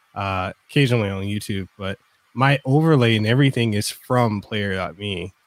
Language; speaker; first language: English; non-native, fluent; Samoan